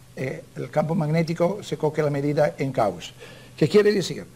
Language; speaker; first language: Spanish; non-native, learner; Italian